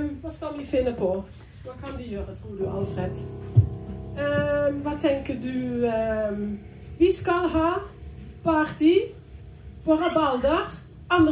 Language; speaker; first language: Norwegian; non-native, fluent; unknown